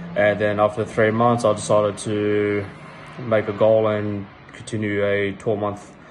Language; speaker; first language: English; native; English